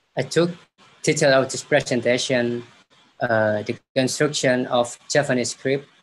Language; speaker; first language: English; non-native, learner; Javanese